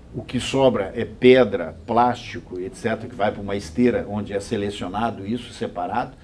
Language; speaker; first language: Portuguese; native; Portuguese